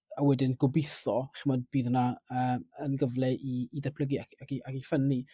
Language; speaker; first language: Welsh; native; Welsh